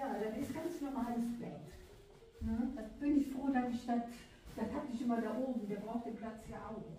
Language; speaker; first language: German; native; German